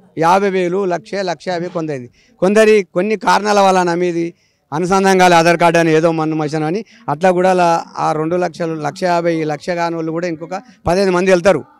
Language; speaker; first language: Telugu; native; Telugu